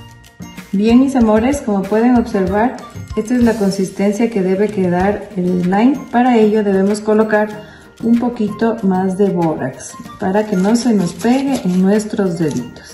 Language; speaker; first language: Spanish; native; Spanish